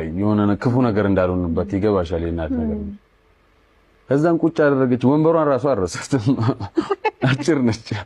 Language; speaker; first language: Amharic; native; Amharic